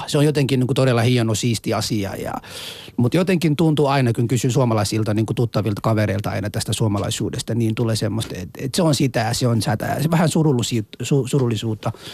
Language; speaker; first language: Finnish; non-native, fluent; Somali